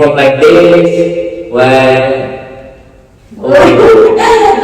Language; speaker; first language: English; non-native, learner; Indonesian